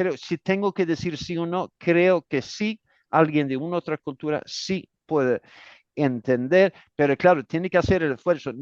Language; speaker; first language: Spanish; non-native, fluent; Swedish